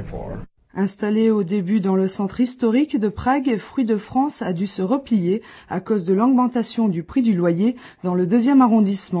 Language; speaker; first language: French; native; French